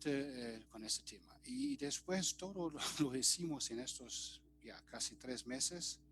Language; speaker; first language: Spanish; non-native, fluent; German